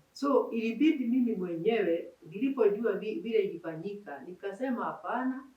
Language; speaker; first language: Swahili; non-native, local second language; Kikuyu